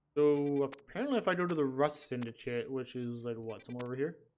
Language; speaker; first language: English; native; English